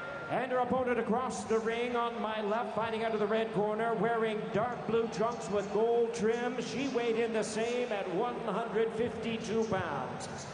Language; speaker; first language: English; native; English